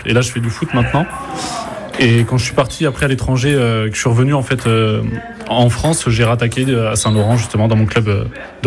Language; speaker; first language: French; native; French